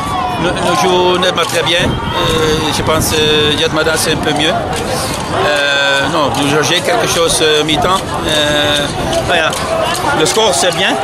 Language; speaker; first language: French; non-native, learner; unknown